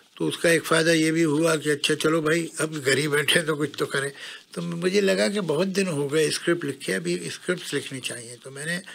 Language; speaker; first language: Hindi; native; Hindi